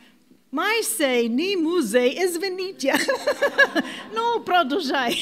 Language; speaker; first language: Russian; non-native, learner; English